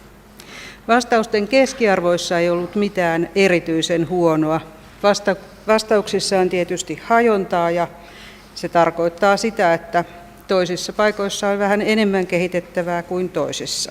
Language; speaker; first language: Finnish; native; Finnish